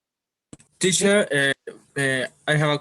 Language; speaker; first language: English; non-native, learner; Spanish